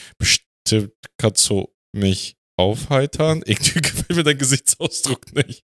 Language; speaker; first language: German; non-native, fluent; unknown